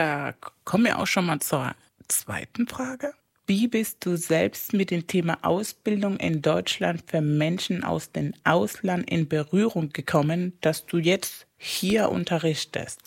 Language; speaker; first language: German; non-native, fluent; Spanish